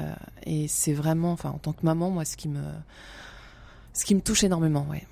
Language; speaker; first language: French; native; French